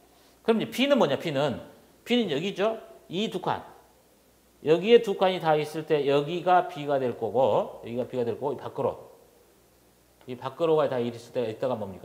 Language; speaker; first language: Korean; native; Korean